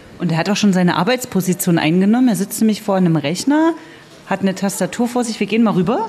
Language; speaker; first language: German; native; German